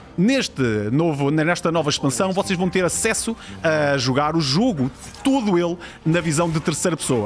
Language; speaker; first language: Portuguese; native; Portuguese